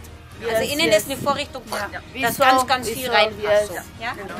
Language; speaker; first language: German; native; German